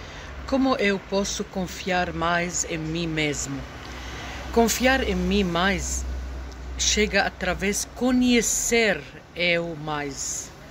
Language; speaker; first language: Portuguese; non-native, fluent; Arabic